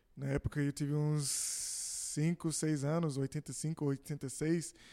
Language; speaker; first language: Portuguese; non-native, fluent; English